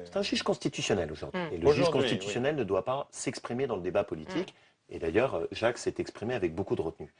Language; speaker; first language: French; native; French